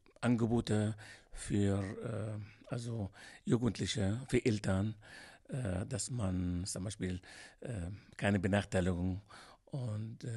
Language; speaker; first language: German; non-native, learner; Arabic